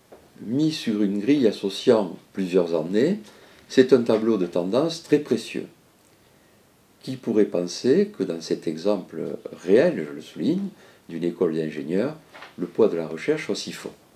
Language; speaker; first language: French; native; French